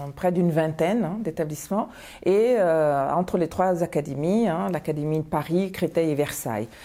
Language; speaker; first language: French; non-native, local second language; Bambara